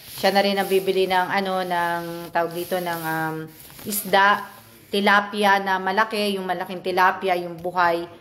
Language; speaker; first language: Filipino; native; Filipino